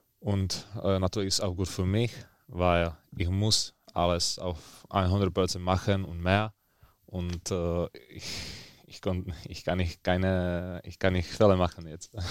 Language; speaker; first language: German; non-native, learner; Czech